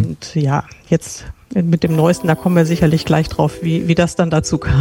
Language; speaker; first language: German; native; German